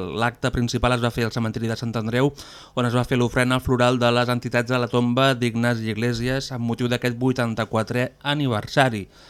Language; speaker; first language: Catalan; native; Catalan